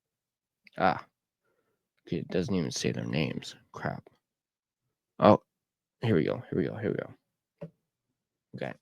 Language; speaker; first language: English; native; English